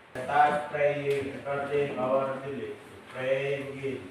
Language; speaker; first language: English; non-native, learner; Indonesian